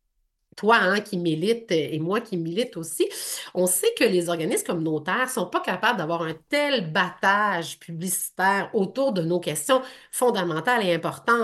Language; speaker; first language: French; native; French